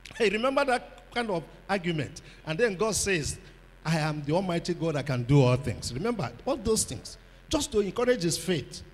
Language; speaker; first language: English; non-native, local second language; Igbo